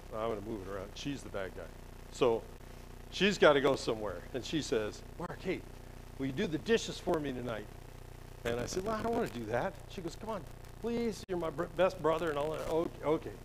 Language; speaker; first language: English; native; English